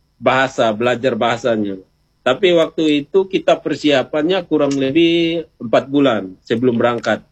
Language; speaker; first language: Indonesian; native; Indonesian